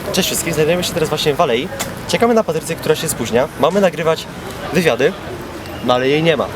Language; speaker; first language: Polish; native; Polish